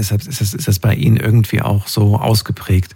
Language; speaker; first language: German; native; German